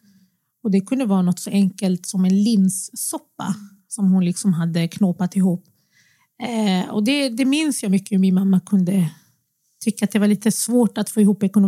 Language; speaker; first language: Swedish; early bilingual, other home language; Arabic